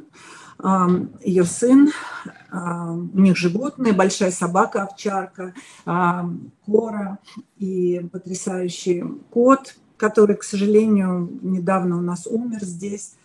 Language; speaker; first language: Russian; native; Russian